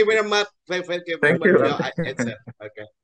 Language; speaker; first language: English; non-native, learner; Vietnamese